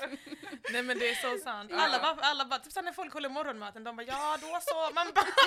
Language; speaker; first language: Swedish; native; Swedish